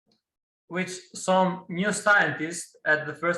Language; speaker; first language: English; non-native, fluent; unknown